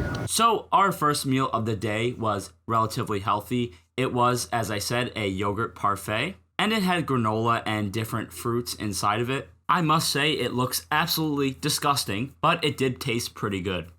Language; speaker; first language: English; native; English